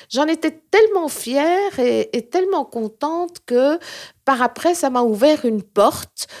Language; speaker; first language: French; native; French